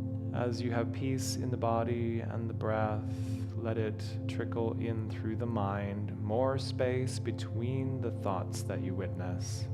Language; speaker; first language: English; native; English